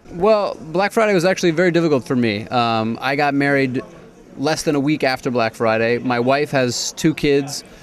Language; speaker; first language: English; native; English